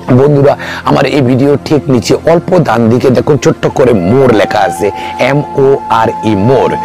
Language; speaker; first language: Bangla; non-native, local second language; Kok Borok